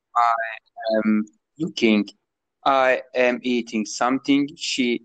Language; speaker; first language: English; non-native, learner; Turkish